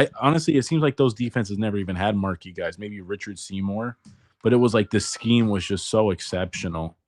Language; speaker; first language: English; native; English